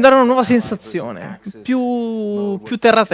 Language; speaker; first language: Italian; native; Italian